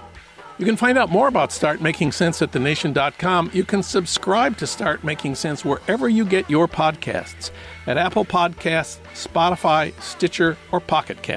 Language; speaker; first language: English; native; English